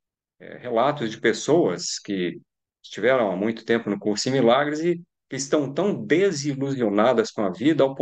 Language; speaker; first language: Portuguese; native; Portuguese